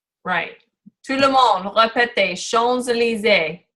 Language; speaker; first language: French; non-native, learner; English